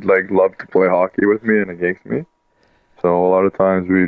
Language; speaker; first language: English; native; English